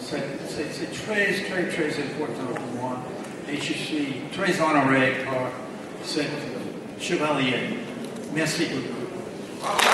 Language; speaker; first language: French; non-native, fluent; English